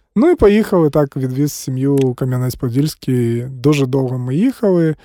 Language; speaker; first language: Ukrainian; non-native, local second language; Russian